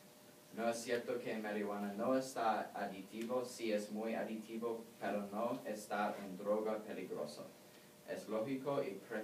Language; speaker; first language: Spanish; non-native, learner; English